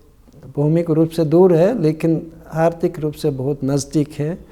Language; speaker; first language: Hindi; non-native, learner; Mongolian